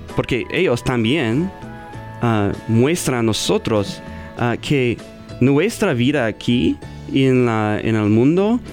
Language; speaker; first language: Spanish; non-native, learner; English